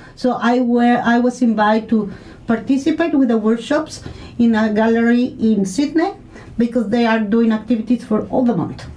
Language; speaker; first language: English; non-native, learner; Spanish